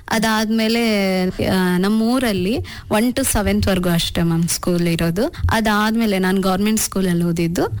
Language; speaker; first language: Kannada; non-native, local second language; Urdu